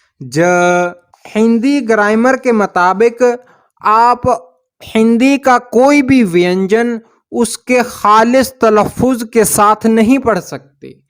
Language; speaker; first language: Urdu; native; Urdu